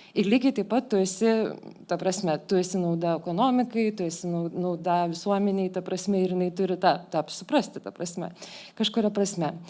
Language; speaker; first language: Lithuanian; native; Lithuanian